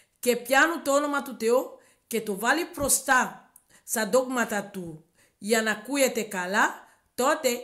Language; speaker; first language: Greek; non-native, learner; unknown